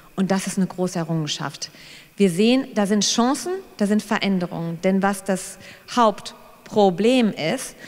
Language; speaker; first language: German; native; German